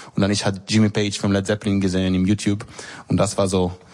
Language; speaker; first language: German; non-native, learner; Hebrew